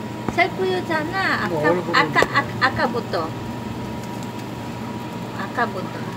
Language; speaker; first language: Korean; non-native, learner; Filipino